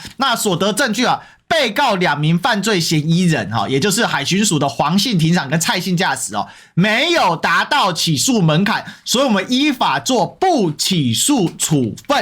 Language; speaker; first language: Chinese; native; Chinese